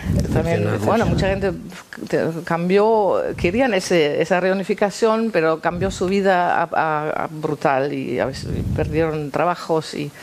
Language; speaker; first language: Spanish; non-native, fluent; German